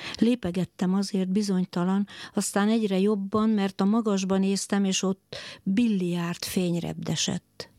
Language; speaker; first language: Hungarian; native; Hungarian